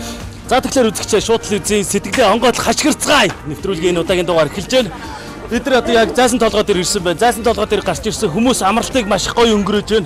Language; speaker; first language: Mongolian; native; Mongolian